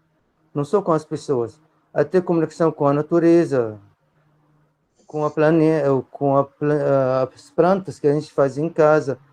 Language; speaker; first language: Portuguese; non-native, fluent; Arabic